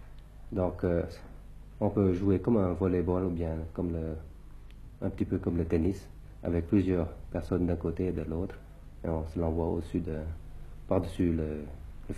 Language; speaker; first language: French; early bilingual, other home language; Thai